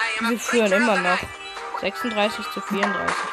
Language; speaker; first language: German; native; German